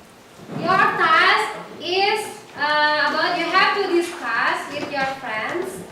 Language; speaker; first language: English; non-native, learner; Indonesian